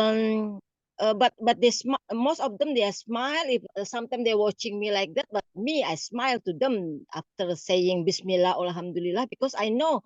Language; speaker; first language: English; non-native, learner; Indonesian